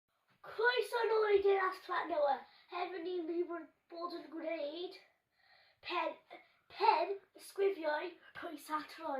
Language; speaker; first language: Welsh; non-native, local second language; English